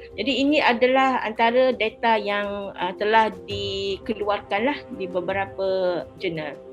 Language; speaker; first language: Malay; native; Malay